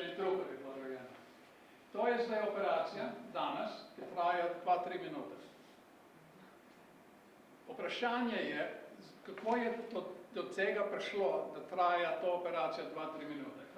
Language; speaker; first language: Slovenian; early bilingual, heritage; Slovenian